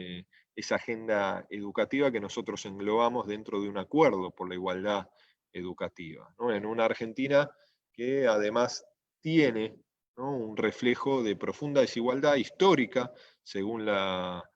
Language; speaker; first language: Spanish; native; Spanish